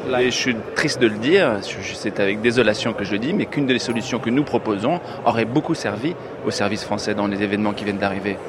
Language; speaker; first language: French; native; French